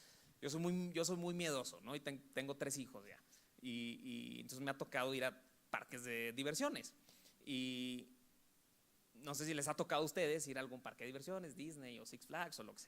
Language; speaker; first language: Spanish; native; Spanish